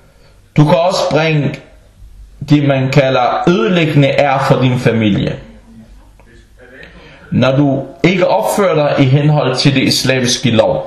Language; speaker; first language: Danish; non-native, local second language; Arabic